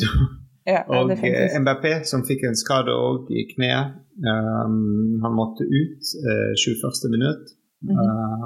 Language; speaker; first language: Norwegian; non-native, fluent; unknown